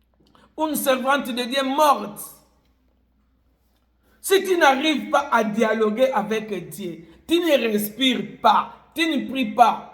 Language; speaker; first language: French; non-native, local second language; Lingala